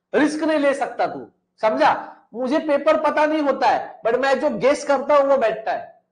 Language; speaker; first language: Hindi; non-native, local second language; Marathi